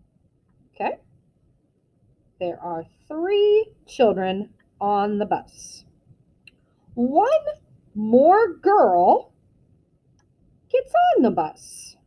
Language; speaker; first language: English; native; English